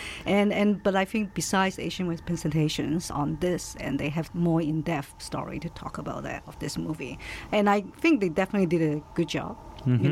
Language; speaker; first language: English; native; English